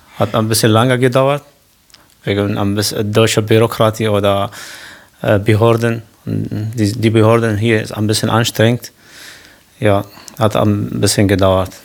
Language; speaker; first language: German; non-native, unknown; Kurdish